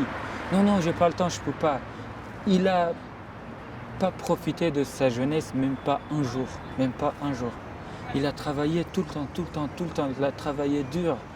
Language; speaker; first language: French; non-native, fluent; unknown